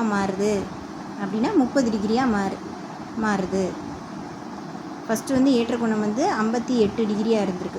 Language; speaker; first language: Tamil; native; Tamil